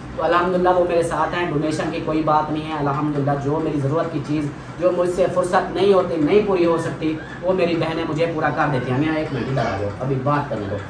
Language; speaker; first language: Urdu; non-native, local second language; Saraiki